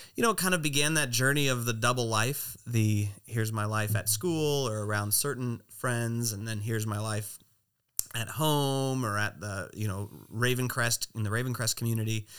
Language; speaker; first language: English; native; English